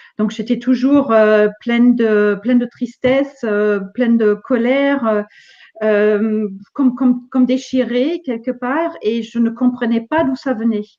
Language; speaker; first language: French; non-native, fluent; German